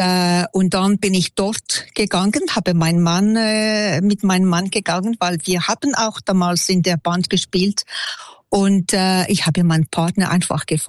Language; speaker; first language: German; non-native, local second language; French